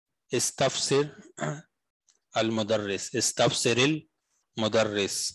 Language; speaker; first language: Arabic; non-native, fluent; Urdu